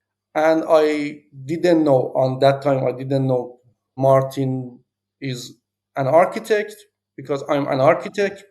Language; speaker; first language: English; non-native, learner; Persian